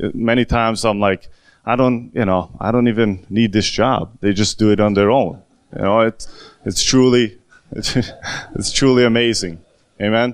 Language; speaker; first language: English; non-native, fluent; Hungarian